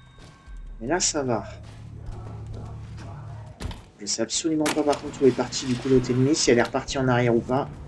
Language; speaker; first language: French; native; French